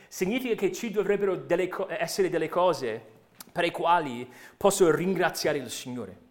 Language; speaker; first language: Italian; non-native, fluent; English